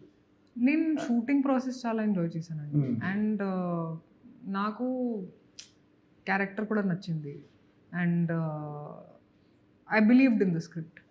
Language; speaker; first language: Telugu; non-native, fluent; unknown